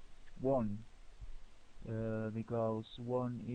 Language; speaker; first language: English; non-native, learner; Spanish